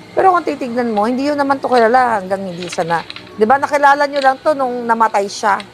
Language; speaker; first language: Filipino; non-native, local second language; Cebuano